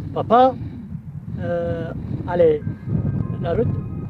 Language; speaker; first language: French; non-native, learner; Berber languages